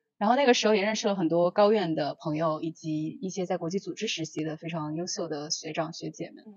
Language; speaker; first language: Chinese; early bilingual, heritage; Chinese